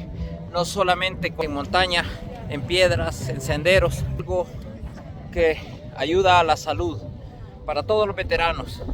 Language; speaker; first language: Spanish; native; Spanish